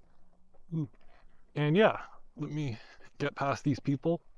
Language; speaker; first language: English; native; English